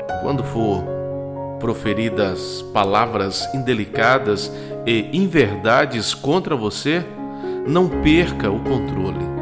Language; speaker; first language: Portuguese; native; Portuguese